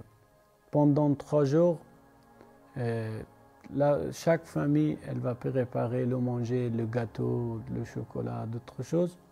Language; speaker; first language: French; non-native, learner; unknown